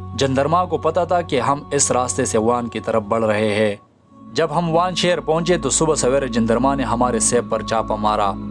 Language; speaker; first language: Urdu; non-native, local second language; Pashto